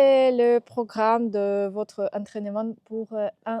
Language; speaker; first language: French; non-native, learner; Russian